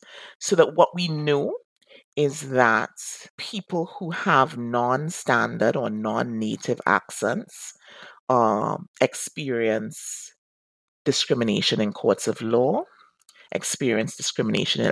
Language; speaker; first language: English; native; English